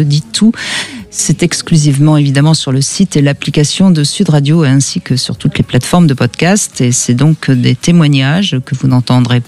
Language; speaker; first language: French; native; French